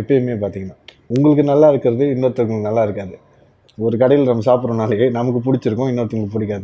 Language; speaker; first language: Tamil; native; Tamil